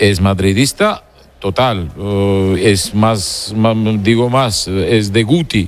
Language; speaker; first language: Spanish; non-native, fluent; Georgian